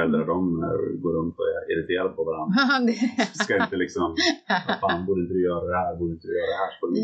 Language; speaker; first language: Swedish; native; Swedish